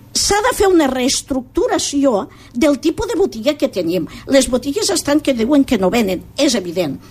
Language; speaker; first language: Catalan; native; Catalan